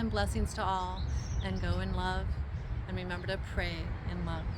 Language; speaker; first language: English; native; English